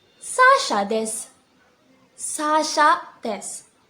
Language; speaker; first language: Japanese; non-native, learner; Sinhala